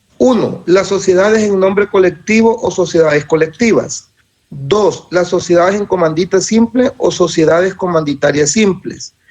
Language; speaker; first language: Spanish; native; Spanish